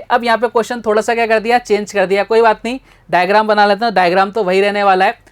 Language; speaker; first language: Hindi; native; Hindi